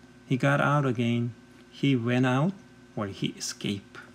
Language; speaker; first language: English; non-native, fluent; Korean